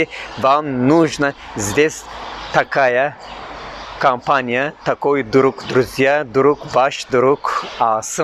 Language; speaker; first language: Russian; non-native, learner; Turkish